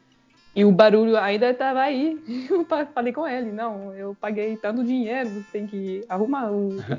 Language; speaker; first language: Portuguese; non-native, fluent; French